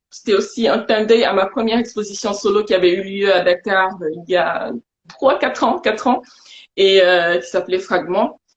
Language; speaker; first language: French; non-native, local second language; Wolof